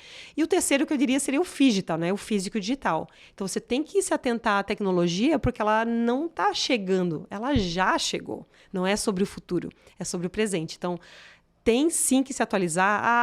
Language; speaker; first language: Portuguese; native; Portuguese